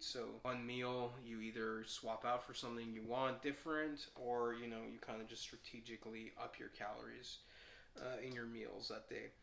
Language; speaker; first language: English; native; English